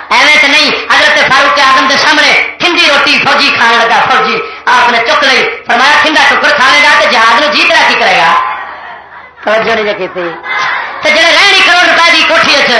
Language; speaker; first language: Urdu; non-native, local second language; Punjabi